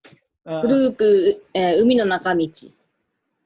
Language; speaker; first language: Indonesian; non-native, learner; Japanese